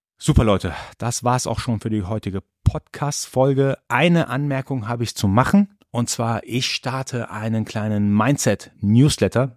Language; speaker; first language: German; early bilingual, other home language; Persian